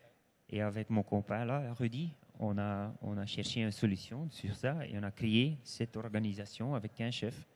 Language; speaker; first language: French; non-native, local second language; Dutch